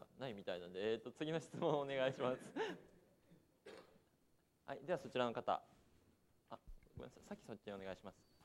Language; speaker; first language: Japanese; native; Japanese